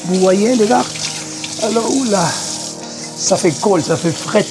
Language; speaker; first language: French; non-native, learner; Spanish